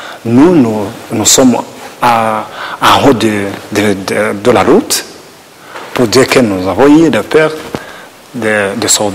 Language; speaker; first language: French; non-native, learner; Kinyarwanda